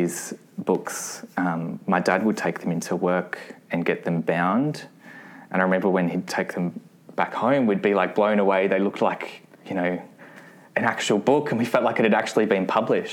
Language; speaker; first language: English; native; English